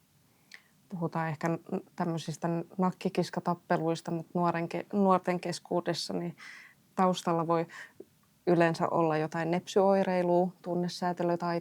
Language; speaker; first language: Finnish; native; Finnish